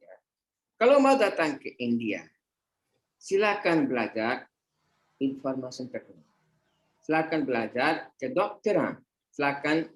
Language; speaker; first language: Indonesian; non-native, fluent; Hindi